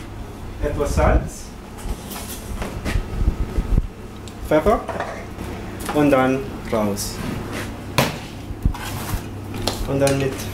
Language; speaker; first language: German; non-native, learner; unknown